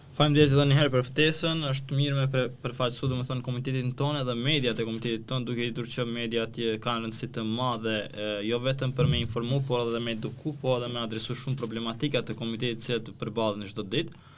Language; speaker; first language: Albanian; non-native, local second language; Romany